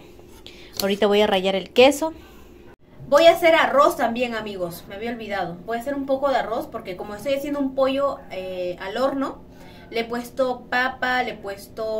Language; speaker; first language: Spanish; native; Spanish